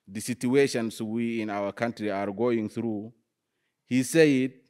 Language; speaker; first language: English; non-native, fluent; Arabic